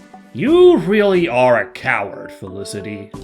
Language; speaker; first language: English; native; English